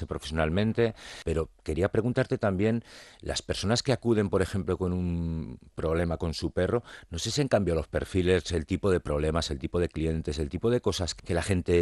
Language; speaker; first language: Spanish; native; Spanish